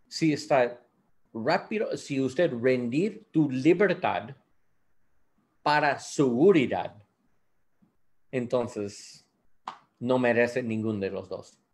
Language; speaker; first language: Spanish; non-native, learner; English